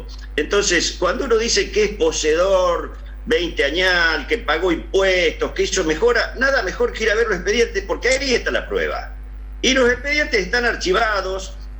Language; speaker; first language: Spanish; native; Spanish